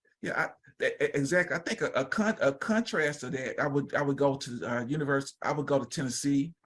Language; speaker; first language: English; native; English